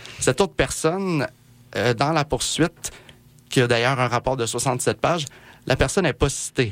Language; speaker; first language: French; native; French